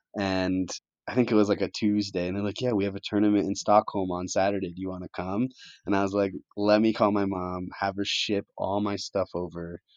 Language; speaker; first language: English; early bilingual, other home language; Spanish